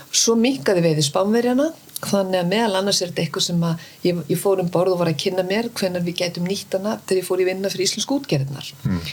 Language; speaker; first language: Icelandic; early bilingual, heritage; Icelandic